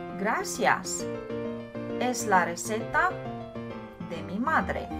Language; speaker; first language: Spanish; non-native, learner; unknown